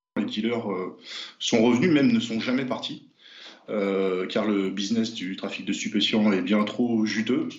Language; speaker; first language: French; native; French